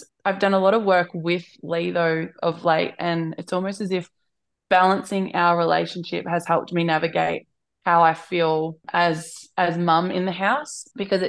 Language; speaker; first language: English; native; English